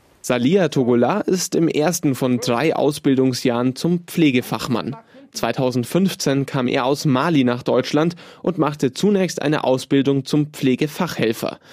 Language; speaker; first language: German; native; German